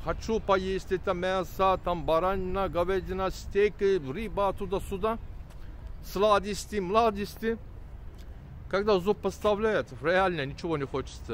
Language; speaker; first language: Russian; non-native, learner; Turkish